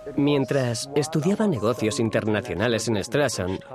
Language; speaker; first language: Spanish; non-native, fluent; German